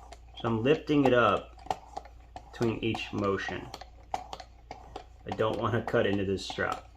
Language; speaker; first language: English; native; English